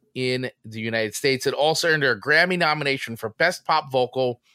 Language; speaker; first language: English; native; English